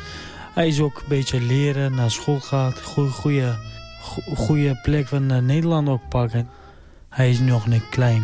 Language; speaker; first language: Dutch; non-native, learner; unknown